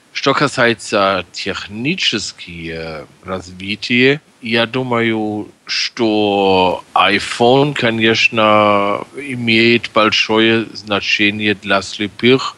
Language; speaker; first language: Russian; non-native, fluent; German